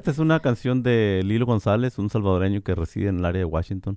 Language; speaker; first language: Spanish; native; Spanish